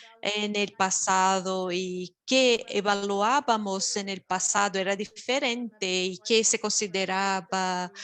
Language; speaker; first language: Spanish; non-native, fluent; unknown